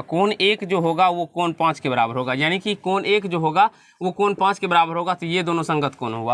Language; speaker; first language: Hindi; native; Hindi